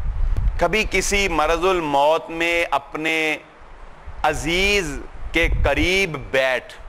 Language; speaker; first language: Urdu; non-native, local second language; Punjabi